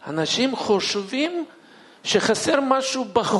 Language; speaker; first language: Hebrew; non-native, fluent; Russian